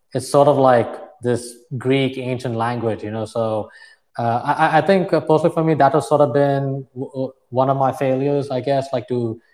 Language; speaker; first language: English; non-native, fluent; Arabic